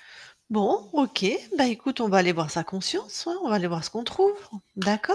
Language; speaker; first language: French; native; French